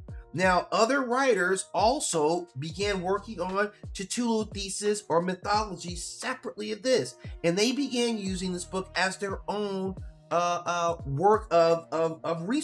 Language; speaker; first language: English; native; English